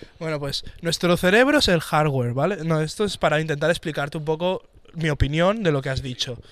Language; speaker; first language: Spanish; native; Spanish